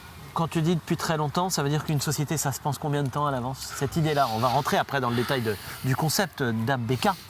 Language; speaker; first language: French; native; French